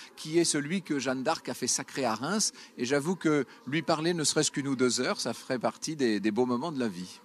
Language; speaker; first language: French; native; French